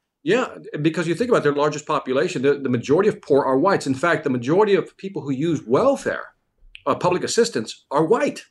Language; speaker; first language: English; early bilingual, other home language; Spanish